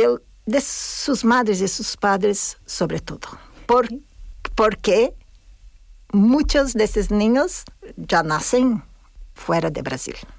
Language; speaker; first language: Spanish; non-native, fluent; Portuguese